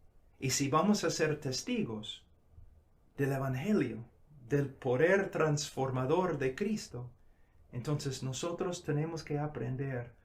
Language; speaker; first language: Spanish; non-native, fluent; English